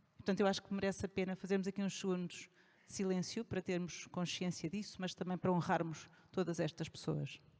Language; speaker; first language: Portuguese; native; Portuguese